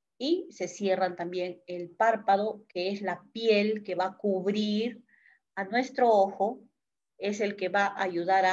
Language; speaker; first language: Spanish; native; Spanish